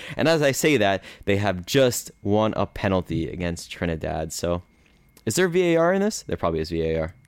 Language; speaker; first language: English; early bilingual, other home language; Greek